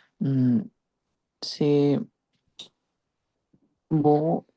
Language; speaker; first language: French; non-native, learner; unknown